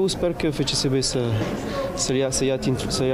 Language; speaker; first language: Romanian; non-native, learner; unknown